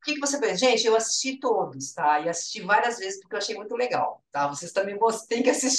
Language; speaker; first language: Portuguese; native; Portuguese